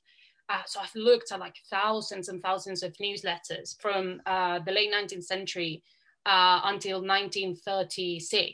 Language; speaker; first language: English; non-native, fluent; Catalan